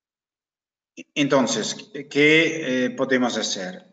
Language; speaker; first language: Spanish; non-native, fluent; German